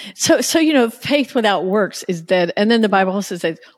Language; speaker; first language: English; native; English